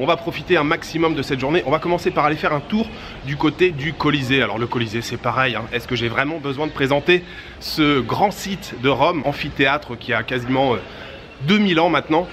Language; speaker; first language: French; native; French